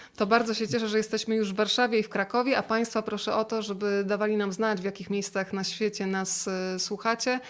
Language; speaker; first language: Polish; native; Polish